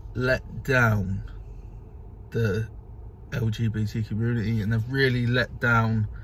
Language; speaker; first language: English; native; English